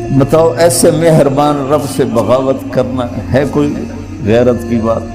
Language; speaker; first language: Urdu; non-native, local second language; Punjabi